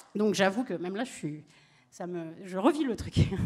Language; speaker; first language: French; native; French